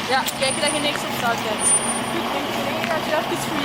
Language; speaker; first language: Dutch; native; Dutch